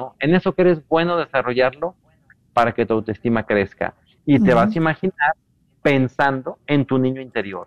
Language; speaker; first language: Spanish; native; Spanish